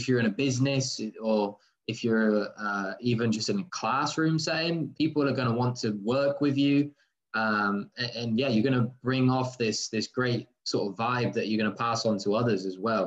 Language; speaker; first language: English; native; English